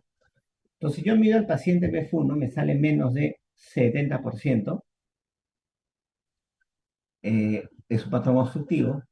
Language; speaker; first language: Spanish; native; Spanish